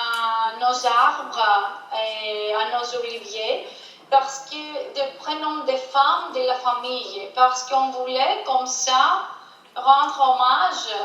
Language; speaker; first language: French; non-native, fluent; Greek